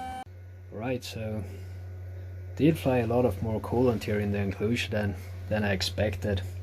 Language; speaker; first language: English; non-native, fluent; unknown